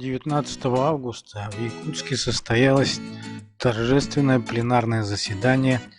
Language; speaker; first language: Russian; native; Russian